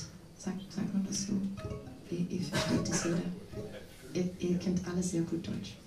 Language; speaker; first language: German; non-native, learner; Dutch